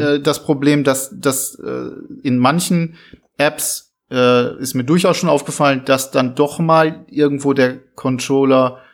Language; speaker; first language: German; native; German